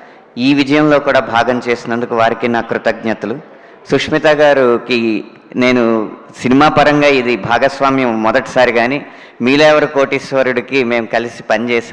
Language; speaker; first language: Telugu; native; Telugu